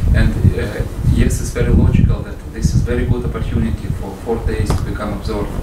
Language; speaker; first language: English; non-native, fluent; Russian